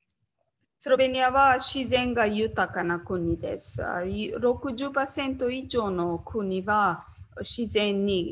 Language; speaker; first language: Japanese; non-native, learner; Slovenian